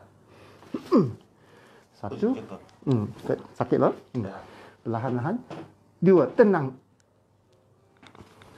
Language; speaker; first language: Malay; non-native, local second language; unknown